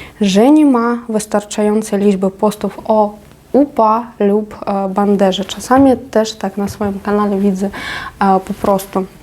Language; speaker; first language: Polish; non-native, fluent; Ukrainian